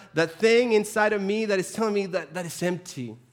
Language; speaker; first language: English; non-native, fluent; Spanish